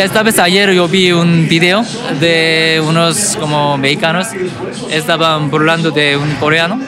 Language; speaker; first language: Spanish; non-native, learner; Korean